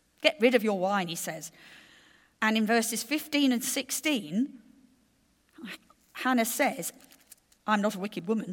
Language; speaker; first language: English; native; English